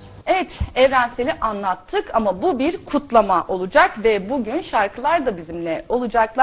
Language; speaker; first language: Turkish; native; Turkish